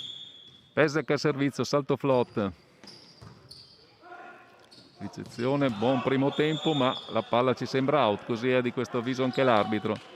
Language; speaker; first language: Italian; native; Italian